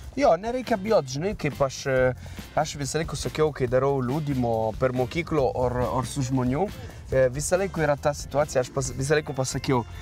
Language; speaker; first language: Lithuanian; non-native, fluent; Italian